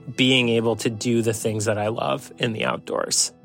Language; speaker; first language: English; native; English